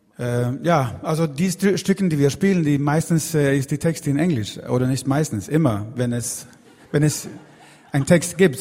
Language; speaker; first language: German; non-native, fluent; Swedish